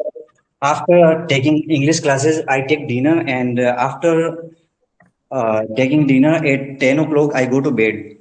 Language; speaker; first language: English; non-native, learner; Hindi